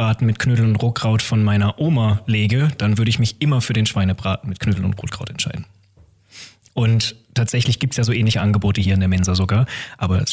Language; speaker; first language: German; native; German